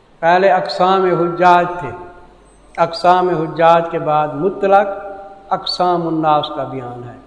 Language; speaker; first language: Urdu; non-native, local second language; Saraiki